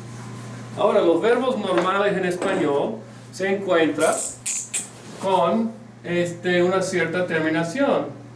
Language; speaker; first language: Spanish; non-native, fluent; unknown